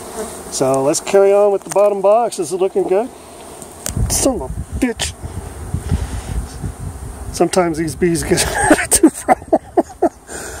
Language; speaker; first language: English; native; English